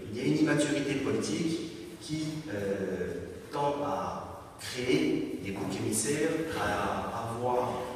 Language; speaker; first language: French; native; French